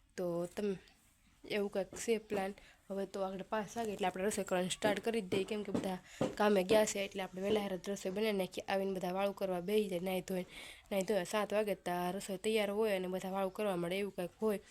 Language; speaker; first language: Gujarati; native; Gujarati